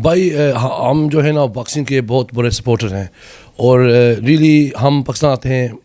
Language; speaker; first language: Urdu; early bilingual, heritage; Urdu